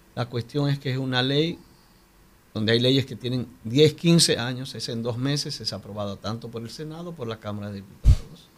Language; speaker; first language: Spanish; native; Spanish